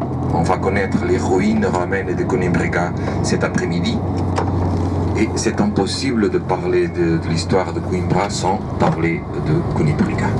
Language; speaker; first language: French; non-native, fluent; Portuguese